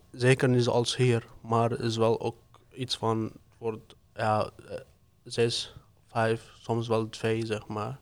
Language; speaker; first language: Dutch; non-native, fluent; Arabic